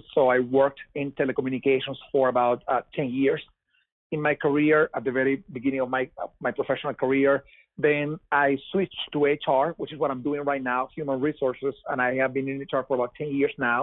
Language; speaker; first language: English; non-native, fluent; Spanish